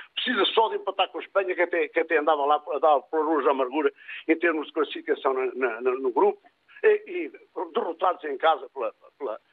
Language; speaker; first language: Portuguese; native; Portuguese